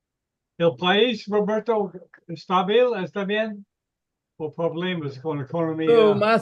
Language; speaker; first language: Spanish; non-native, learner; English